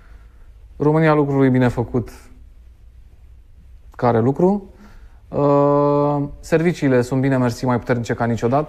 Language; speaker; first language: Romanian; native; Romanian